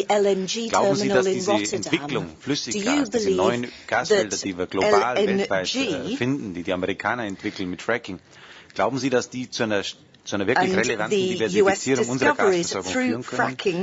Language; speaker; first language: German; native; German